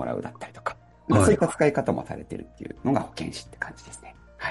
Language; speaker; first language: Japanese; native; Japanese